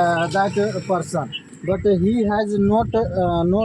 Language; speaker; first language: English; non-native, learner; Hindi